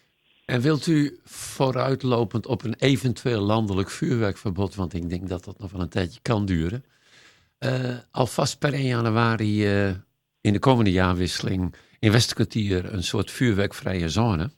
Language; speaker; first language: Dutch; native; Dutch